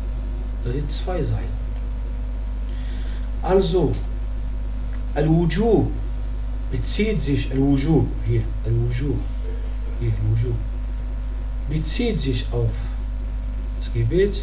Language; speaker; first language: German; non-native, learner; Arabic